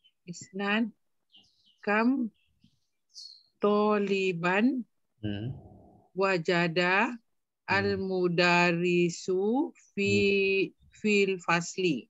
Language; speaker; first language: Arabic; non-native, learner; Malay